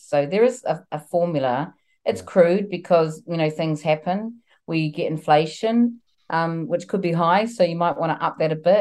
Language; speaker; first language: English; native; English